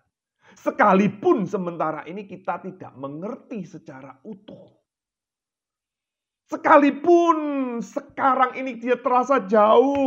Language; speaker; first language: Indonesian; native; Indonesian